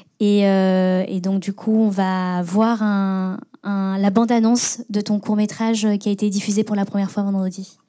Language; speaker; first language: French; native; French